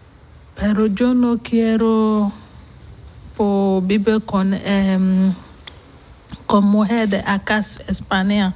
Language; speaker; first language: Spanish; non-native, learner; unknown